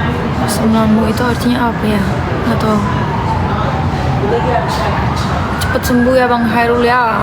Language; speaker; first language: Indonesian; non-native, learner; Turkish